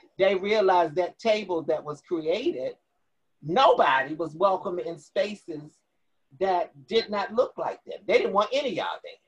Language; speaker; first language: English; native; English